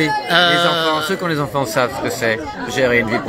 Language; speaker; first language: French; native; French